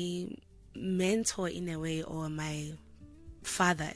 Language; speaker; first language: English; non-native, local second language; Zulu